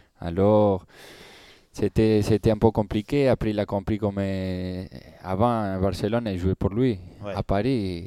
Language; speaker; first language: French; non-native, learner; Spanish